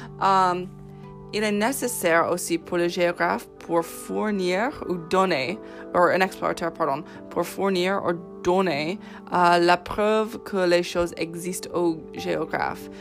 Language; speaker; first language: French; non-native, fluent; English